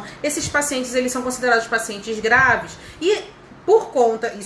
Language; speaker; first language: Portuguese; native; Portuguese